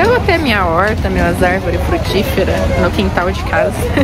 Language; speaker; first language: Portuguese; native; Portuguese